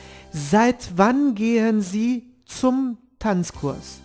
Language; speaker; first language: German; non-native, fluent; Turkish